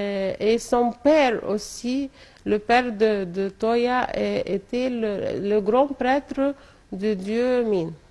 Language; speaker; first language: French; non-native, fluent; Arabic